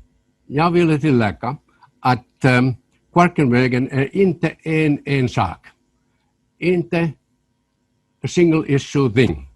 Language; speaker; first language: Swedish; non-native, local second language; Finnish